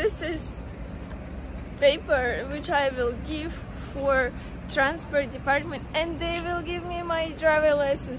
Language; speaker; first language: English; non-native, learner; Russian